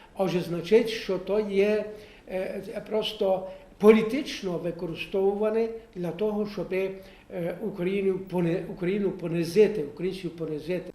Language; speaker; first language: Ukrainian; native; Ukrainian